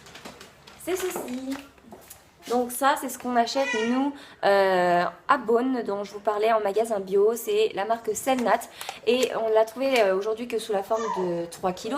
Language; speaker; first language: French; native; French